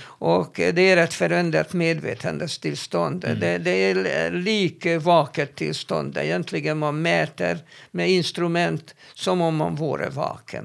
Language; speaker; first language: Swedish; non-native, fluent; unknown